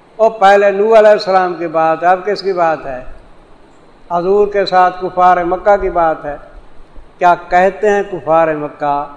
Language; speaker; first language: Urdu; non-native, local second language; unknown